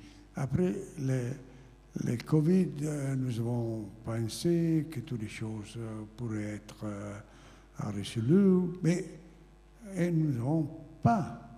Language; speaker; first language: French; non-native, fluent; Italian